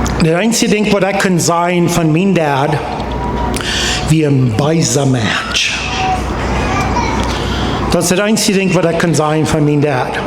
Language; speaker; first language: German; non-native, learner; Plautdietsch